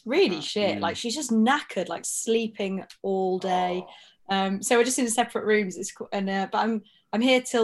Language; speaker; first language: English; native; English